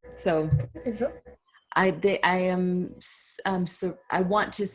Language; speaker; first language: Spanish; non-native, learner; English